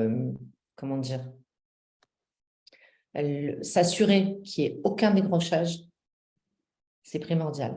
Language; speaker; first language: French; native; French